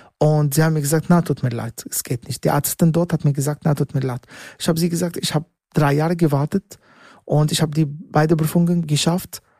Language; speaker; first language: German; non-native, learner; Arabic